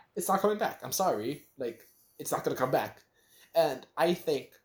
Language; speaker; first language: English; native; English